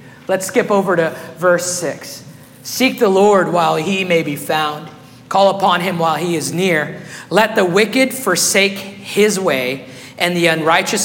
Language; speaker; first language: English; non-native, fluent; Spanish